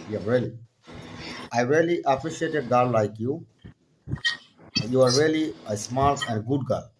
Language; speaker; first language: English; non-native, learner; Bangla